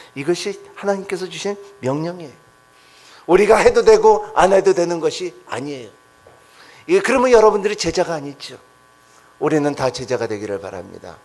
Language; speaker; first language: Korean; non-native, fluent; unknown